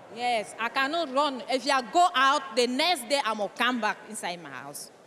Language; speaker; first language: English; non-native, local second language; French